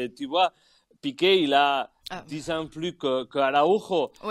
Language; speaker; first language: French; non-native, learner; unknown